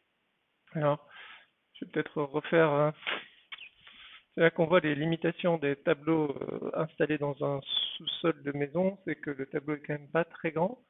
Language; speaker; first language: French; native; French